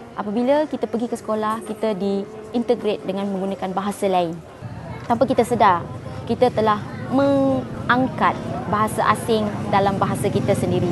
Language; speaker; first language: Malay; non-native, local second language; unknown